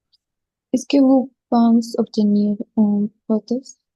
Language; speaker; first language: French; non-native, learner; Spanish